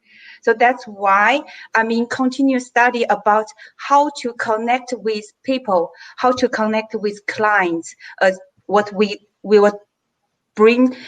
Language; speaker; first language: English; non-native, fluent; Chinese